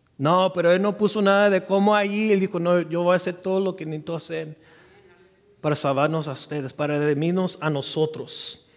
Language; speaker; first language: Spanish; early bilingual, heritage; Spanish